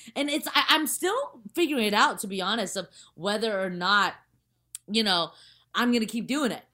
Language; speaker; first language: English; early bilingual, other home language; Chinese